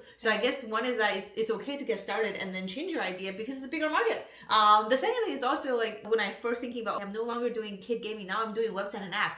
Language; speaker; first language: English; non-native, fluent; Chinese